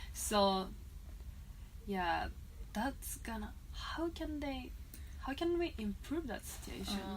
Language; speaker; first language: English; non-native, fluent; Japanese